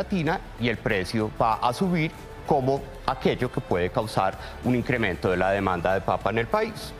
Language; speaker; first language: Spanish; native; Spanish